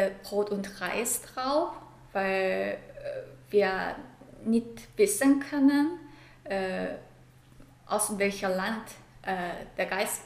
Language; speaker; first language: German; non-native, fluent; Korean